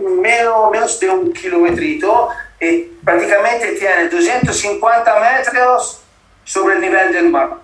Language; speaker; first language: Spanish; non-native, learner; Italian